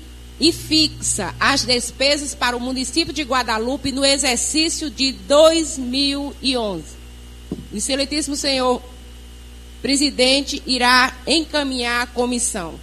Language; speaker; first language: Portuguese; native; Portuguese